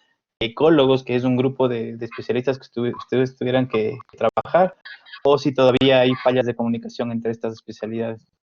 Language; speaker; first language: Spanish; native; Spanish